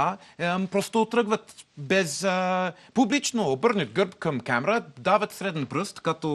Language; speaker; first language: Bulgarian; non-native, learner; English